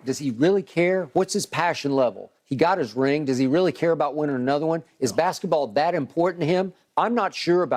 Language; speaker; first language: English; native; English